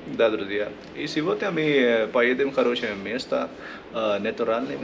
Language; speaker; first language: Russian; non-native, learner; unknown